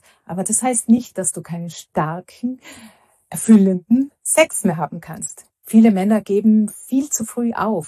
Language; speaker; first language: German; native; German